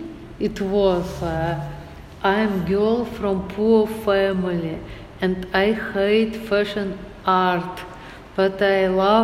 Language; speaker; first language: English; non-native, learner; Russian